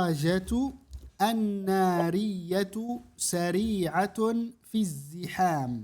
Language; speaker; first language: Arabic; non-native, fluent; Indonesian